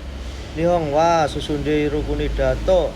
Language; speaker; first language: Japanese; non-native, learner; Indonesian